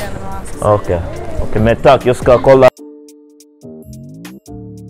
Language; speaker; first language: Swedish; non-native, learner; English